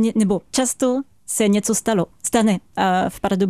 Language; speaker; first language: Czech; non-native, fluent; French